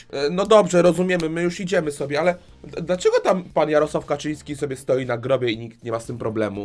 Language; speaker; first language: Polish; native; Polish